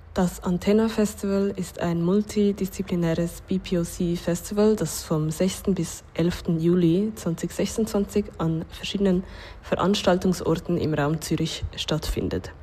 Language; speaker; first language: German; native; German